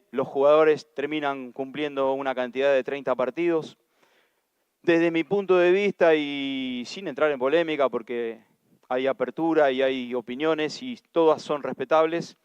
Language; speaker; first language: Spanish; native; Spanish